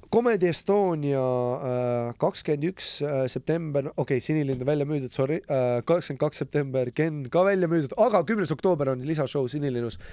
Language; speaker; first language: Estonian; native; Estonian